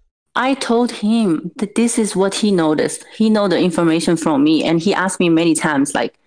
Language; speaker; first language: English; non-native, fluent; Chinese